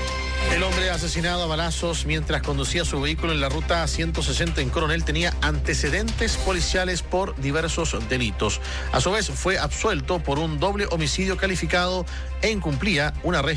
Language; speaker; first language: Spanish; native; Spanish